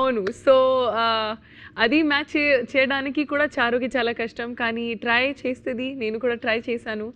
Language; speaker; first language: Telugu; non-native, learner; Hindi